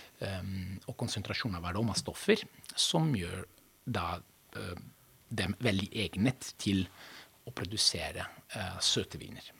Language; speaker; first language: Norwegian; non-native, fluent; Italian